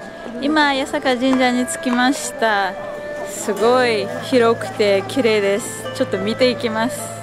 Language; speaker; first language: Japanese; non-native, fluent; Uzbek